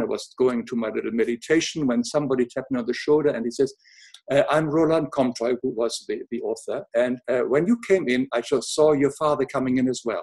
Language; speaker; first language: English; non-native, fluent; German